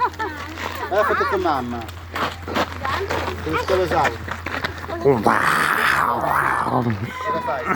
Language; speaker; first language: Italian; non-native, learner; Sinhala